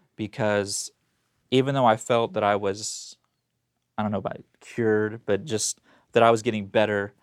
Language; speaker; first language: English; native; English